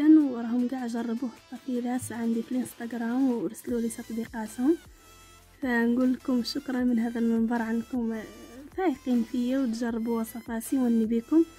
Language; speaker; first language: Arabic; native; Arabic